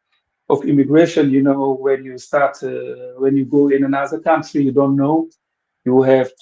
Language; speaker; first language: English; non-native, local second language; Wolof